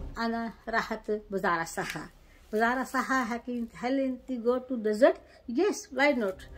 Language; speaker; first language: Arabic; non-native, learner; Urdu